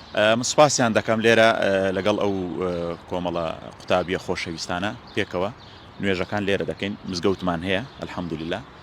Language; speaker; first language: Central Kurdish; native; Central Kurdish